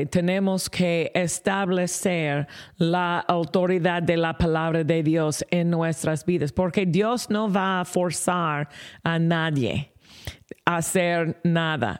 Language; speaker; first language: Spanish; non-native, fluent; English